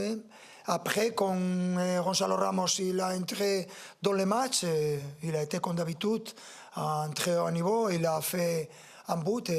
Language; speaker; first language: French; non-native, fluent; Spanish